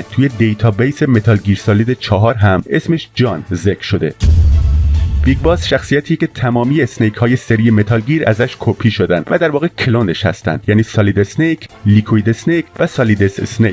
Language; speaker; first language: Persian; native; Persian